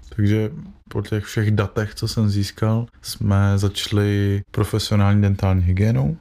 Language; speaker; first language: Czech; native; Czech